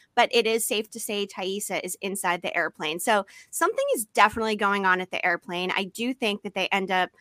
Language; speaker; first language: English; native; English